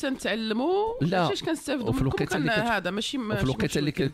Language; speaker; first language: Arabic; native; Arabic